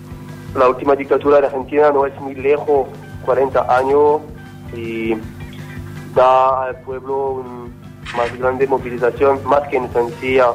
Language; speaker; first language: Spanish; non-native, learner; French